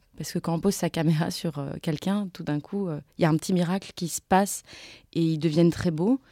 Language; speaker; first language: French; native; French